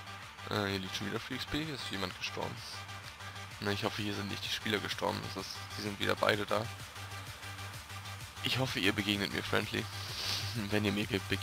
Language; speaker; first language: German; native; German